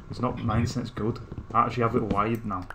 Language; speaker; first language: English; native; English